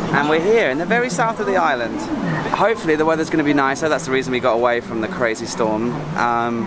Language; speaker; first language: English; native; English